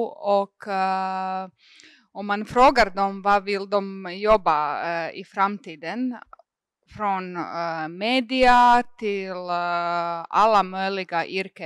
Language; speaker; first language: Swedish; non-native, fluent; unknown